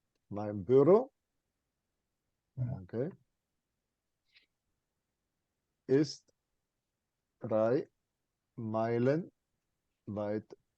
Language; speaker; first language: German; non-native, fluent; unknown